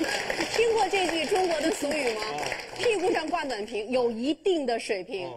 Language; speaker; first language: Chinese; native; Chinese